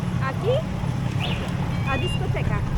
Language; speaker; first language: Spanish; non-native, learner; English